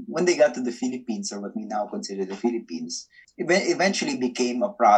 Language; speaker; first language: English; non-native, local second language; Filipino